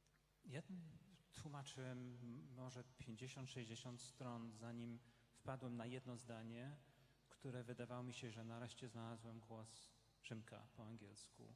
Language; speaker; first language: Polish; non-native, fluent; English